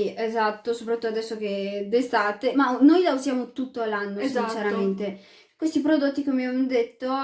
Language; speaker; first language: Italian; early bilingual, other home language; Arabic